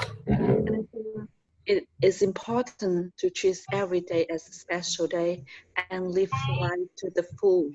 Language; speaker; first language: English; non-native, learner; Vietnamese